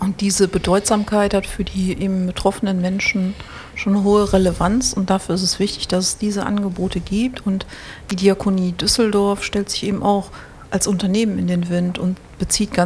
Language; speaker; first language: German; native; German